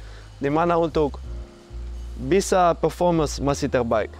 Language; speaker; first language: Indonesian; non-native, fluent; Dutch